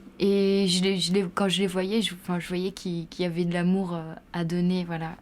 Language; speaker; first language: French; native; French